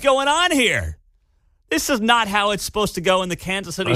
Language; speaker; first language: English; native; English